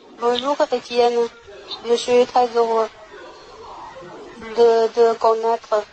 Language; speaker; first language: French; non-native, learner; Chinese